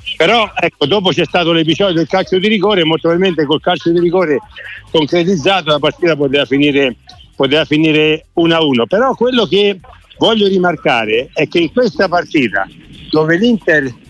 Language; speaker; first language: Italian; native; Italian